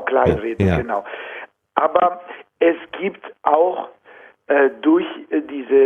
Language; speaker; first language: German; non-native, fluent; Italian